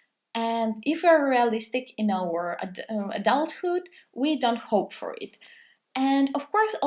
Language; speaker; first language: English; non-native, fluent; Russian